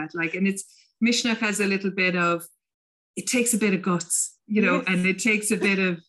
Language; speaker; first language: English; native; English